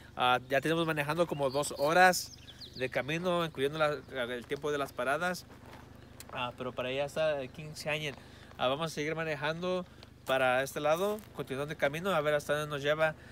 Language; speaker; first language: Spanish; early bilingual, heritage; Spanish